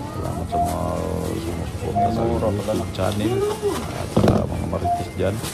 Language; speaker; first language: Filipino; non-native, local second language; Cebuano